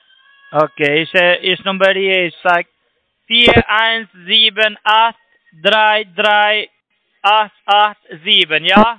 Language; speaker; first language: German; non-native, learner; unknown